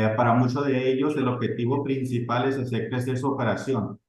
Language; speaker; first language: Spanish; early bilingual, heritage; Spanish